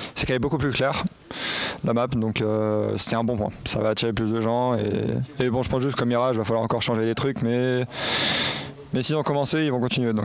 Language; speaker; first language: French; native; French